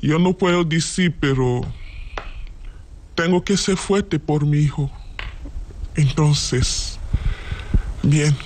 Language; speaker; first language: Spanish; non-native, learner; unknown